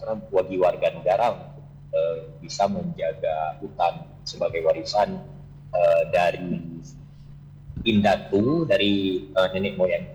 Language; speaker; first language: Indonesian; non-native, local second language; Achinese